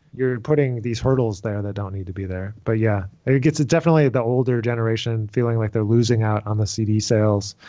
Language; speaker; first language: English; native; English